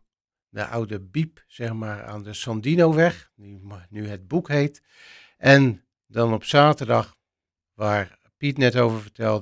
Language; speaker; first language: Dutch; native; Dutch